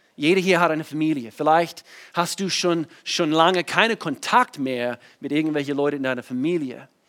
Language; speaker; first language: German; non-native, fluent; English